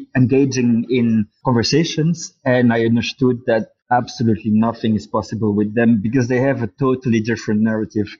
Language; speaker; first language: English; non-native, fluent; Dutch